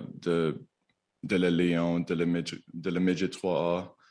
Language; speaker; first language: French; non-native, learner; English